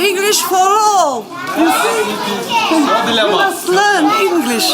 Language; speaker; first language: English; non-native, learner; Tajik